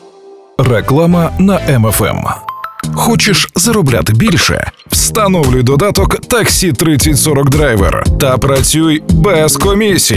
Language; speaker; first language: Ukrainian; native; Ukrainian